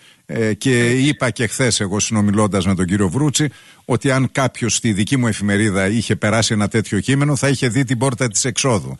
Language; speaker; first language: Greek; native; Greek